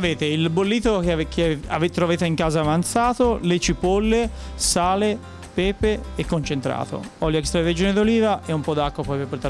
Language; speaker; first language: Italian; native; Italian